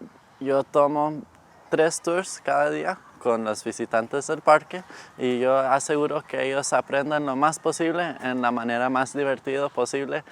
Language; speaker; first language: Spanish; non-native, fluent; English